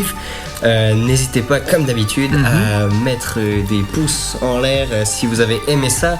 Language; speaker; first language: French; native; French